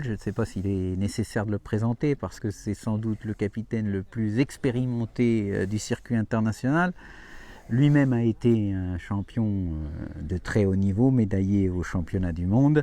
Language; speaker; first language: French; native; French